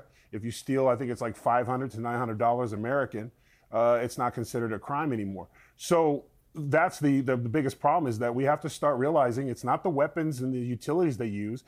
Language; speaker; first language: English; native; English